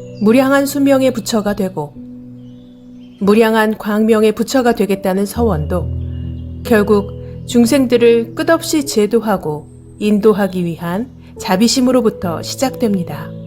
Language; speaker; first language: Korean; native; Korean